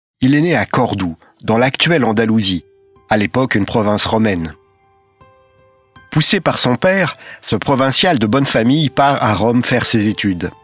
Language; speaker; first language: French; native; French